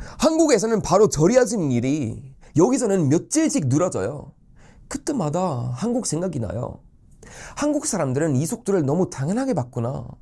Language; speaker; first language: Korean; non-native, fluent; Swedish